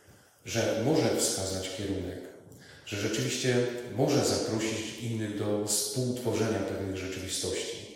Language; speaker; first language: Polish; native; Polish